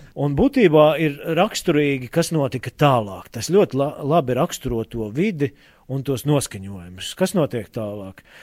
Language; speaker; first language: Latvian; native; Latvian